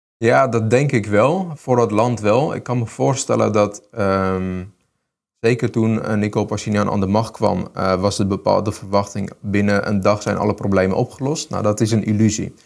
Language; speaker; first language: Dutch; early bilingual, other home language; Armenian